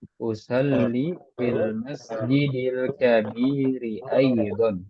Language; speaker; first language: Arabic; non-native, local second language; Indonesian